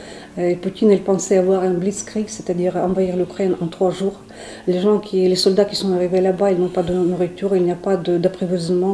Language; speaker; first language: French; non-native, fluent; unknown